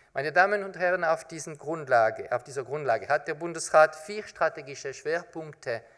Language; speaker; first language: German; non-native, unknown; French